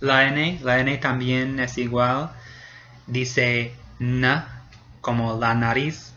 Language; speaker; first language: Spanish; non-native, fluent; English